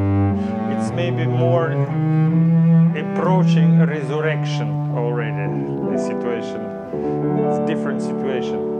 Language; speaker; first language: English; non-native, learner; Russian